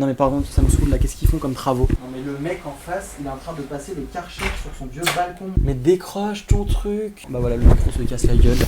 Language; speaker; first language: French; native; French